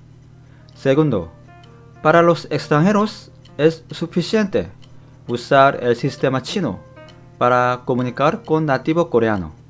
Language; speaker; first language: Spanish; non-native, fluent; Korean